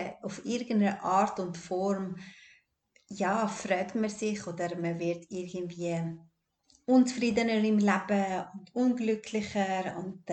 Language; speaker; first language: German; early bilingual, other home language; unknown